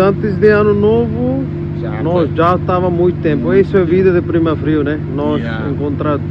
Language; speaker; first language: Portuguese; non-native, learner; Punjabi